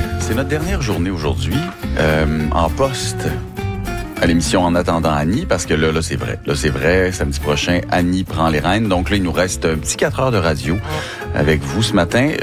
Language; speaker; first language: French; native; French